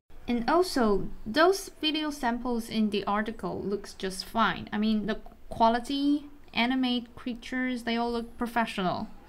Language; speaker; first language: English; non-native, fluent; Chinese